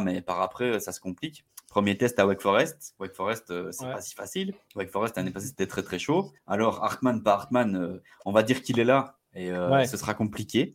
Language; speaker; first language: French; native; French